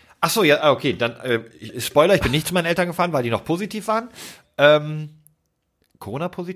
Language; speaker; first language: German; native; German